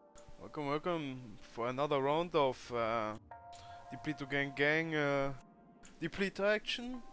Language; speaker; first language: English; non-native, fluent; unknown